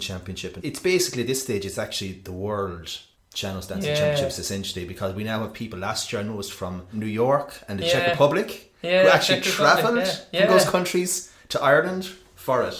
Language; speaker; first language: English; native; English